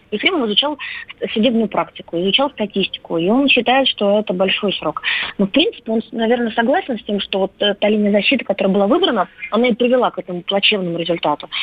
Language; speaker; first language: Russian; native; Russian